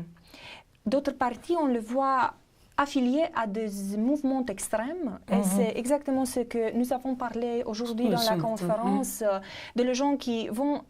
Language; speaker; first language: French; non-native, fluent; Romanian